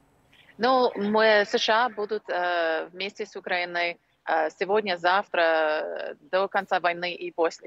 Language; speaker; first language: Ukrainian; non-native, learner; English